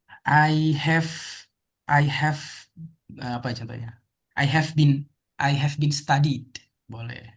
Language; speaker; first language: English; non-native, fluent; Indonesian